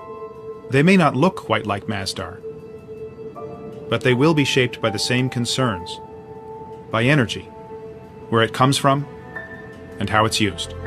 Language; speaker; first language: English; native; English